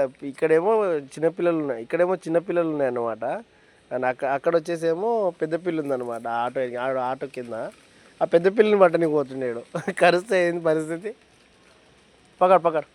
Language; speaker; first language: Telugu; non-native, local second language; Lambadi